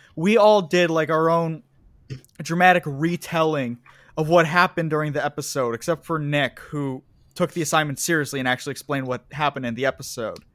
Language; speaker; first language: English; native; English